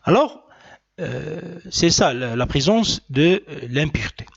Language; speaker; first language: French; non-native, local second language; Arabic